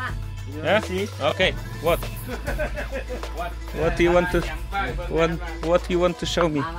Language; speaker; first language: English; non-native, learner; Polish